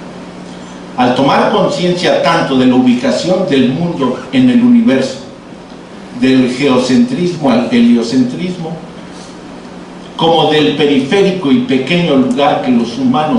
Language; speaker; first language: Spanish; native; Spanish